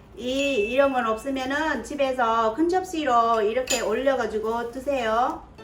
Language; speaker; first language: Korean; non-native, learner; Vietnamese